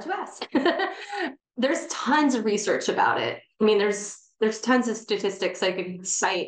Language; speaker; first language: English; native; English